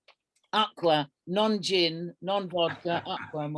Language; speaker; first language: Italian; non-native, learner; English